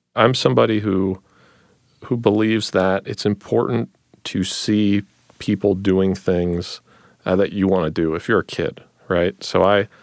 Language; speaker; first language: English; native; English